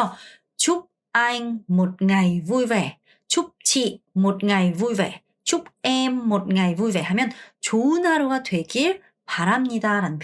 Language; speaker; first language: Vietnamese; non-native, fluent; Korean